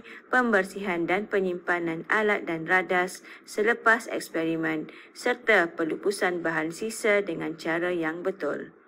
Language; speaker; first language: Malay; native; Malay